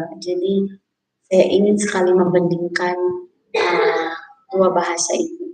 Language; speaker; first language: Indonesian; non-native, fluent; Filipino